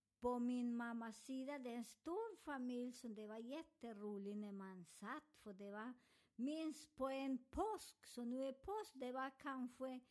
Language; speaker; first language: Swedish; non-native, learner; Spanish